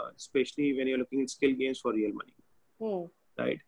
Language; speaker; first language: English; non-native, local second language; Hindi